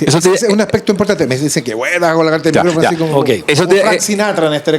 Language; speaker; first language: Spanish; native; Spanish